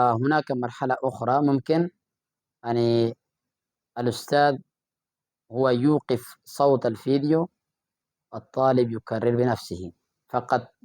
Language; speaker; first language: Arabic; non-native, fluent; Urdu